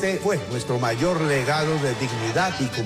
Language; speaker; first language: Spanish; native; Spanish